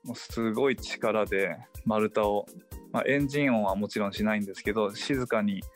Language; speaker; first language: Japanese; native; Japanese